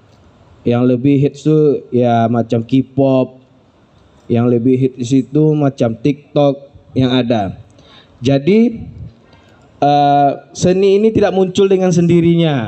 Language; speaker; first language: Indonesian; native; Indonesian